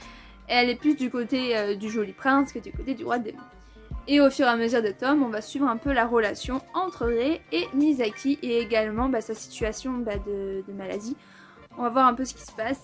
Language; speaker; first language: French; native; French